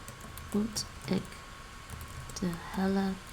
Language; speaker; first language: Dutch; non-native, learner; English